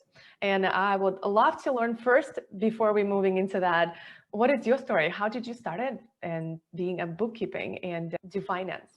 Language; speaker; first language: English; non-native, fluent; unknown